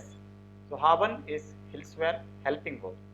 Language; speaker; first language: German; non-native, fluent; Hindi